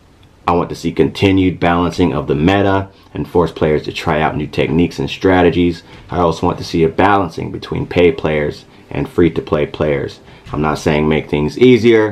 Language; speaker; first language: English; native; English